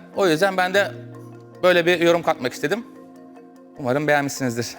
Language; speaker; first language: Turkish; native; Turkish